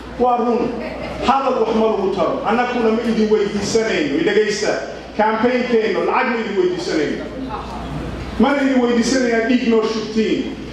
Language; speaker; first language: Somali; early bilingual, heritage; Somali